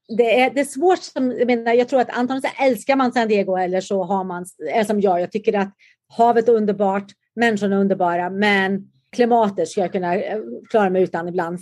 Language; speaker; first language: Swedish; native; Swedish